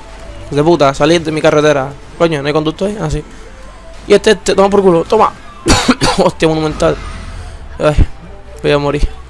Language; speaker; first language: Spanish; native; Spanish